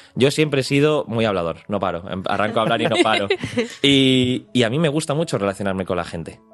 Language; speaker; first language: Spanish; native; Spanish